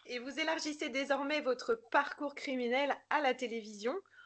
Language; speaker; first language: French; native; French